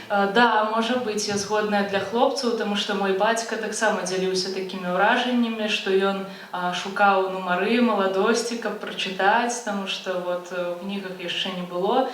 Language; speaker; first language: Belarusian; native; Belarusian